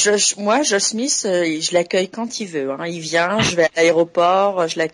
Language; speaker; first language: French; native; French